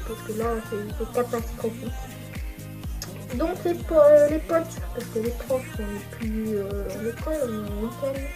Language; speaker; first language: French; native; French